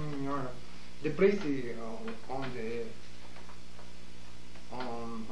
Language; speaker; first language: English; non-native, learner; Portuguese